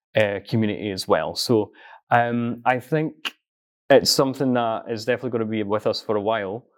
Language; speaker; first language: English; native; English